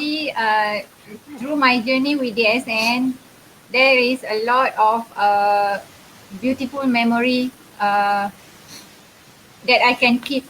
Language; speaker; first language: English; non-native, local second language; Malay